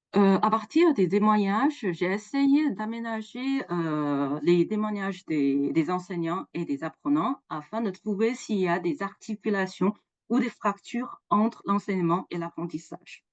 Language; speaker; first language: French; non-native, fluent; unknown